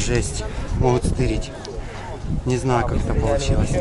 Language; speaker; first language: Russian; native; Russian